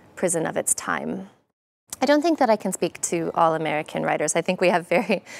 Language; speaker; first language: English; native; English